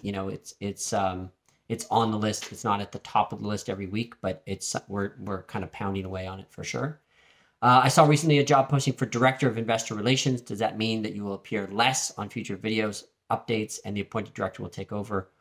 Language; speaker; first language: English; early bilingual, other home language; French